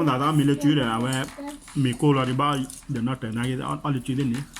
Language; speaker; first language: Norwegian; non-native, learner; S'gaw Karen